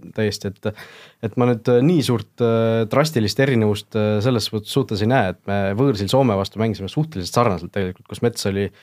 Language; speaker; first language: Estonian; native; Estonian